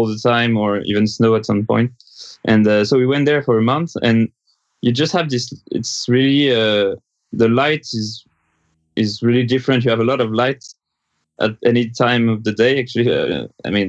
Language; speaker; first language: English; non-native, fluent; French